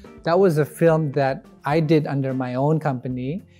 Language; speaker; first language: English; early bilingual, other home language; Indonesian